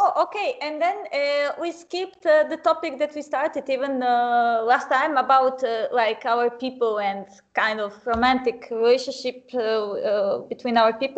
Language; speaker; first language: English; non-native, fluent; Serbian